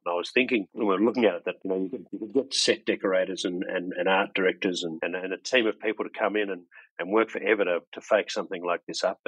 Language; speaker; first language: English; native; English